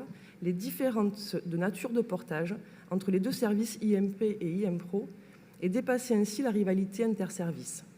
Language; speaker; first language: French; native; French